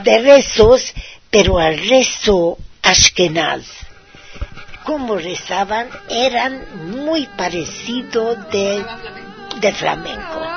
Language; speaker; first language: Spanish; non-native, fluent; Hungarian